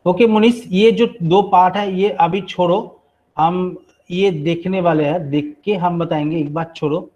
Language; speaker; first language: Hindi; non-native, local second language; Bangla